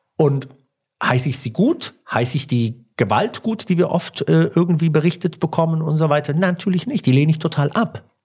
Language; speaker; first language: German; early bilingual, other home language; Italian